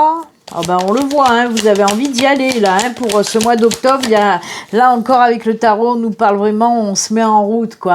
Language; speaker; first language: French; native; French